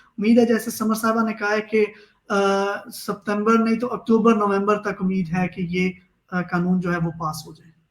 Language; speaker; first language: Urdu; native; Urdu